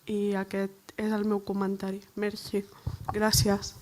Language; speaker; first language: Catalan; non-native, local second language; Spanish